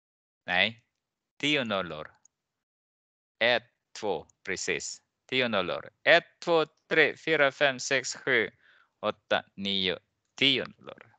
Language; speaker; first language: Swedish; non-native, fluent; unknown